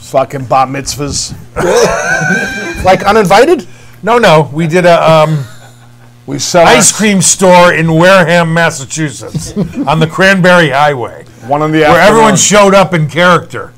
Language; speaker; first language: English; native; English